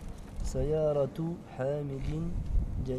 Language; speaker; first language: Arabic; non-native, learner; French